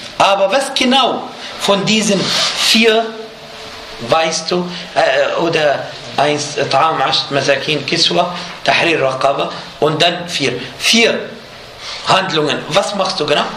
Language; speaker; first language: German; non-native, fluent; Arabic